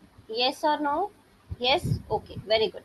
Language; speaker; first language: Hindi; native; Hindi